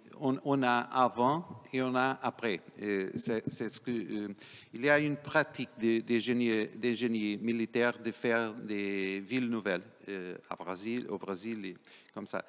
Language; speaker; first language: French; non-native, fluent; Portuguese